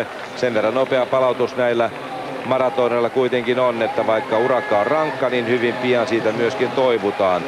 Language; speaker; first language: Finnish; native; Finnish